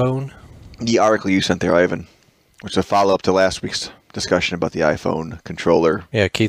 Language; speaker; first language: English; native; English